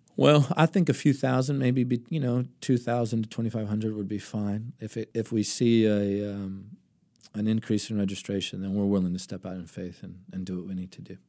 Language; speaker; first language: English; early bilingual, other home language; Greek